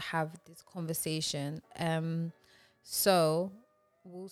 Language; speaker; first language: English; native; English